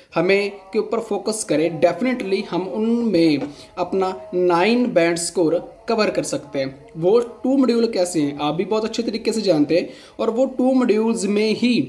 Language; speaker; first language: Hindi; non-native, local second language; Punjabi